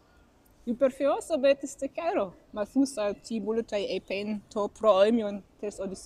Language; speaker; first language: Greek; non-native, fluent; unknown